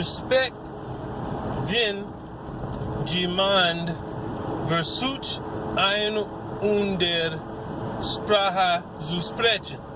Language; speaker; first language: German; non-native, learner; English